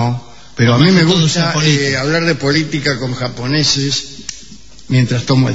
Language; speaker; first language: Spanish; native; Spanish